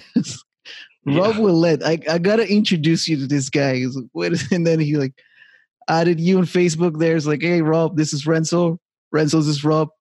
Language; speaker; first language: English; native; English